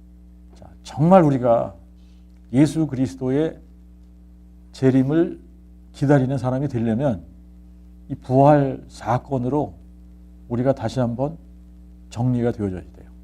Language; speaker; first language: Korean; native; Korean